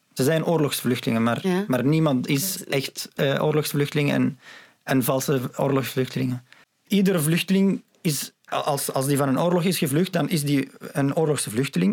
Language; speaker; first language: Dutch; non-native, fluent; Arabic